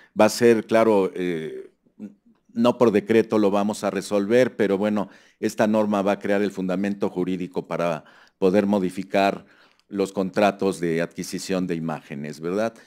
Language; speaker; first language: Spanish; native; Spanish